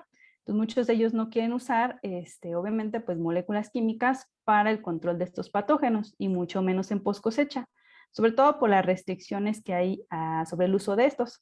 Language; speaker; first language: Spanish; native; Spanish